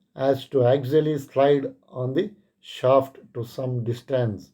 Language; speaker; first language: English; non-native, local second language; Kannada